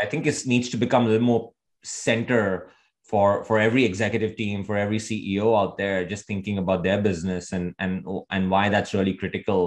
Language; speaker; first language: English; non-native, local second language; Hindi